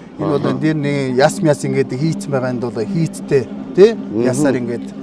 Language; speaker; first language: Mongolian; non-native, local second language; Kazakh